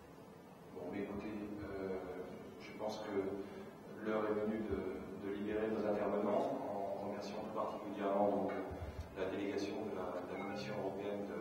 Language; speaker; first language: French; native; French